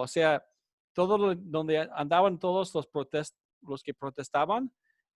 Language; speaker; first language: Spanish; non-native, fluent; English